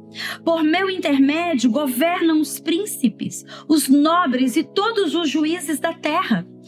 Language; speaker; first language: Portuguese; native; Portuguese